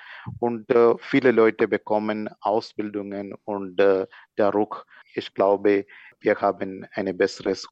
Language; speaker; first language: German; non-native, learner; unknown